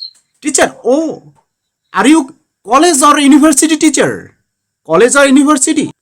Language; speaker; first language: English; non-native, learner; Bangla